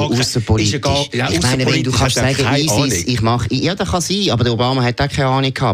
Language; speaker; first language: German; native; German